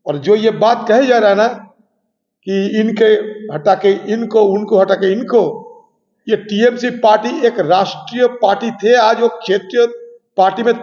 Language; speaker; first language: Hindi; non-native, local second language; Bangla